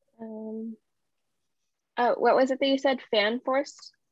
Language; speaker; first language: English; early bilingual, other home language; Spanish